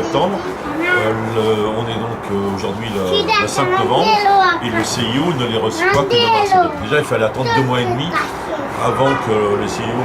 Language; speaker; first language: French; native; French